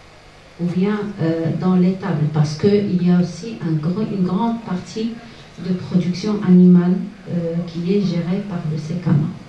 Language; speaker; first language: French; non-native, local second language; Arabic